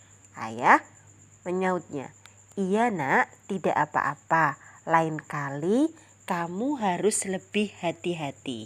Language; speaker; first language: Indonesian; native; Indonesian